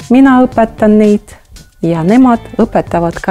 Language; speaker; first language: Estonian; non-native, local second language; Russian